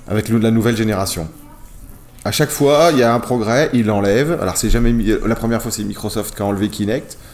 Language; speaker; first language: French; native; French